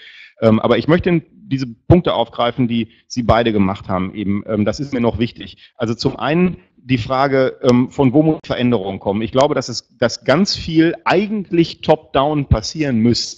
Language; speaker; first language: German; native; German